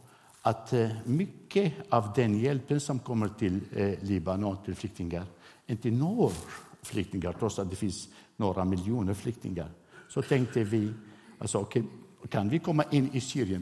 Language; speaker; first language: Swedish; non-native, fluent; Arabic